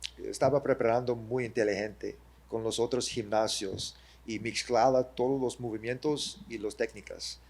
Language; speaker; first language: Spanish; early bilingual, heritage; English